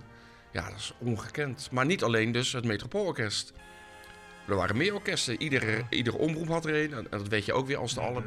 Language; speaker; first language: Dutch; native; Dutch